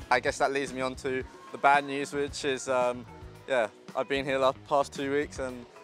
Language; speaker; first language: English; native; English